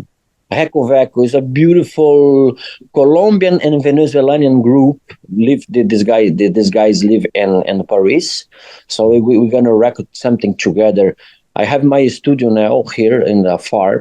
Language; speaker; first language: English; non-native, learner; Portuguese